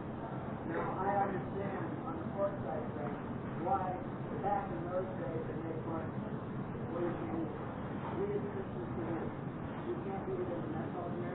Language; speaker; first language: English; native; English